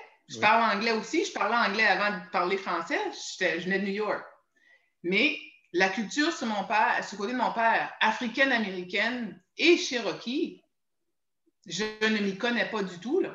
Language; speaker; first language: French; native; French